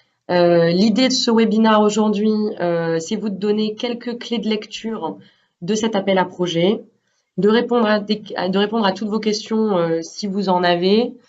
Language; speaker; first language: French; native; French